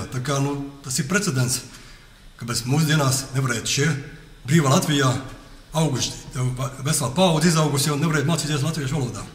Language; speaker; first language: Latvian; native; Latvian